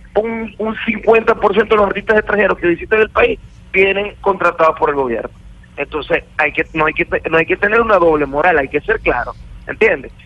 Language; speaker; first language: Spanish; native; Spanish